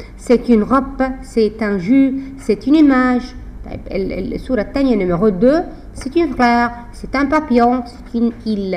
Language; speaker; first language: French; non-native, fluent; Arabic